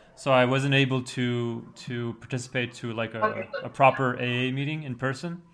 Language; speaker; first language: English; non-native, fluent; French